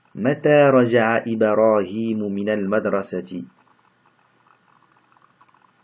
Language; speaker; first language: Arabic; non-native, fluent; French